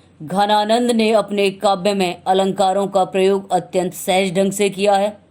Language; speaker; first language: Hindi; native; Hindi